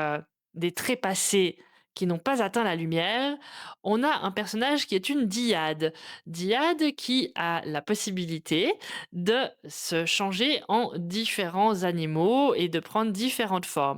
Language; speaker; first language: French; native; French